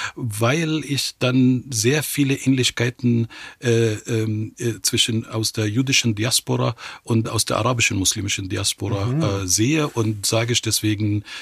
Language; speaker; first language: German; non-native, fluent; Arabic